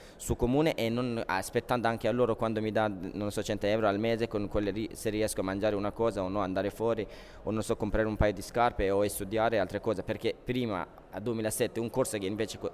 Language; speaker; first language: Italian; non-native, fluent; Persian